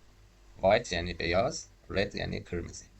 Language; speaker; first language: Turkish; non-native, learner; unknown